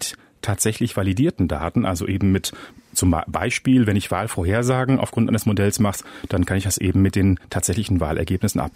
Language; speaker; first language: German; native; German